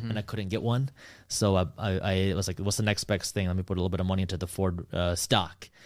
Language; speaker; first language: English; early bilingual, other home language; Punjabi